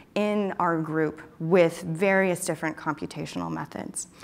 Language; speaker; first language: English; native; English